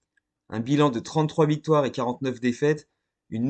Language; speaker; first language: French; native; French